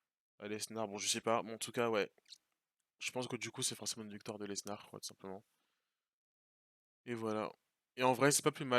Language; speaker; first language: French; native; French